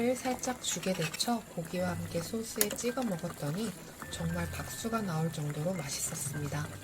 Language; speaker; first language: Korean; native; Korean